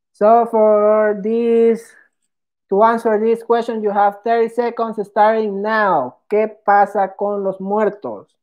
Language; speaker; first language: English; non-native, fluent; Spanish